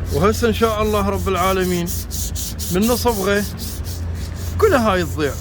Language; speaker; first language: Arabic; native; Arabic